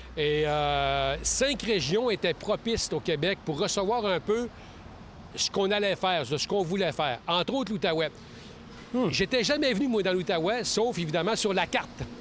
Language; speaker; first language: French; native; French